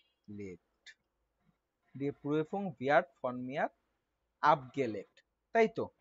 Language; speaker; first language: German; non-native, learner; Bangla